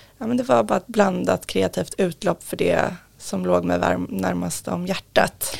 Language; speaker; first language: Swedish; native; Swedish